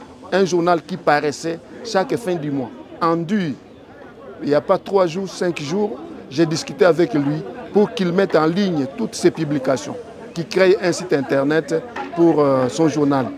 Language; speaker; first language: French; non-native, local second language; Swahili